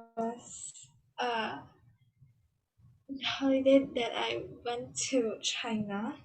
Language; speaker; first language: English; non-native, learner; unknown